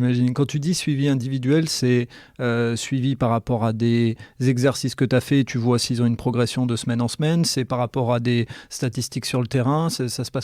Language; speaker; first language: French; native; French